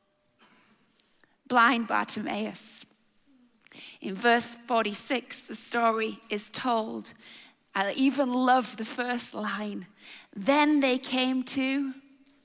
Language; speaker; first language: English; native; English